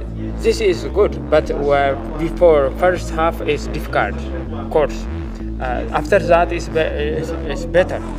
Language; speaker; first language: English; non-native, learner; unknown